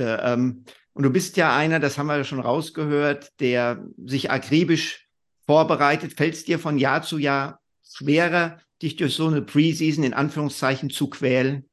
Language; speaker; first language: German; native; German